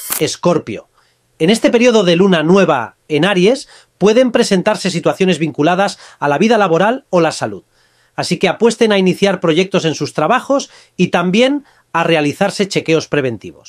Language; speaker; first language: Spanish; native; Spanish